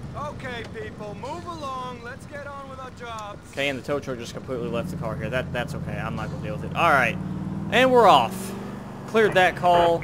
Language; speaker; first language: English; native; English